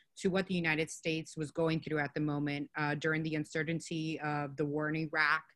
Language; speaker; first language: English; native; English